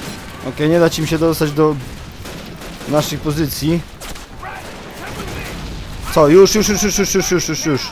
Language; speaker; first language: Polish; native; Polish